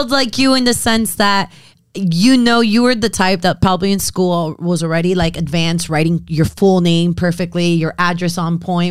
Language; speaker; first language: English; early bilingual, other home language; Spanish